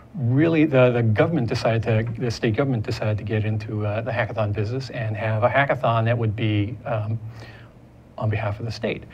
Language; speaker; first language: English; native; English